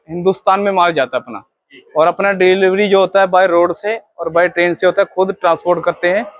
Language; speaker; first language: Hindi; non-native, local second language; Punjabi